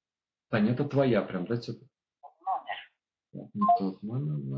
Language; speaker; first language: Russian; native; Russian